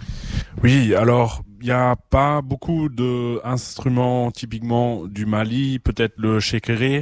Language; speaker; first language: French; non-native, fluent; German